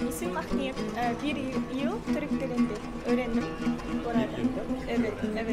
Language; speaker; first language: Turkish; non-native, learner; Kazakh